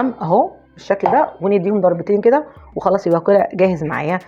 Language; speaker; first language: Arabic; native; Arabic